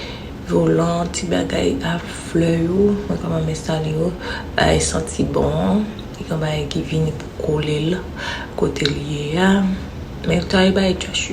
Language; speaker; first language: French; non-native, learner; Haitian Creole